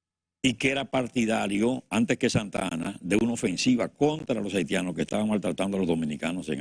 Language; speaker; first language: Spanish; native; Spanish